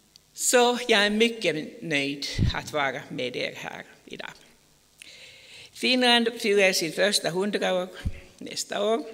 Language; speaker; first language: Swedish; non-native, fluent; Finnish